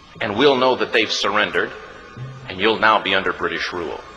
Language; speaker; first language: English; native; English